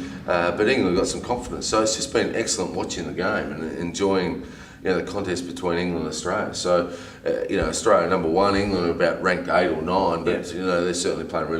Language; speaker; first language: English; native; English